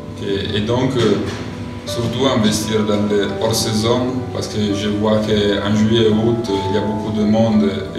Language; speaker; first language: French; non-native, fluent; Italian